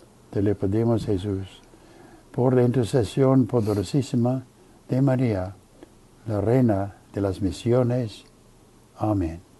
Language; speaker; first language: Spanish; non-native, fluent; English